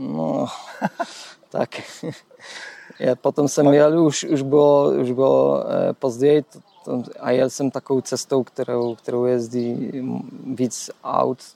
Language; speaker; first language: Czech; non-native, learner; Polish